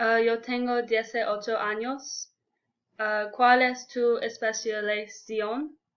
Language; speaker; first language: Spanish; non-native, learner; English